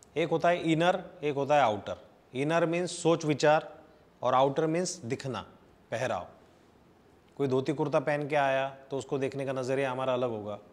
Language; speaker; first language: Hindi; native; Hindi